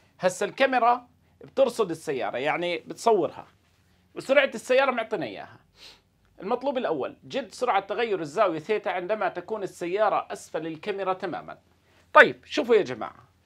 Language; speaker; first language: Arabic; native; Arabic